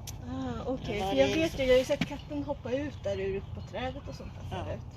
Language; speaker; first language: Swedish; native; Swedish